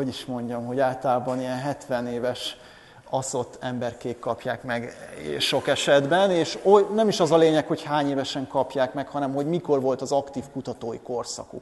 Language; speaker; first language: Hungarian; native; Hungarian